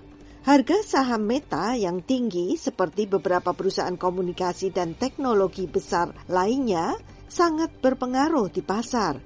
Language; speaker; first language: Indonesian; native; Indonesian